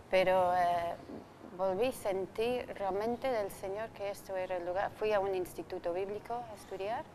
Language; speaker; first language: Spanish; non-native, fluent; English